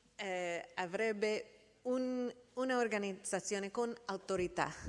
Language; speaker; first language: Italian; non-native, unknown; English